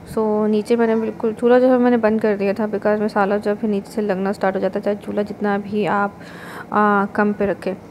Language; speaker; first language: Urdu; native; Urdu